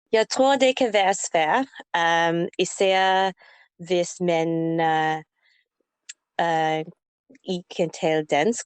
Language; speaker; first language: Danish; non-native, learner; English